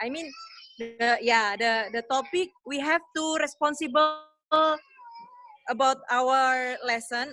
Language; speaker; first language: English; non-native, learner; Indonesian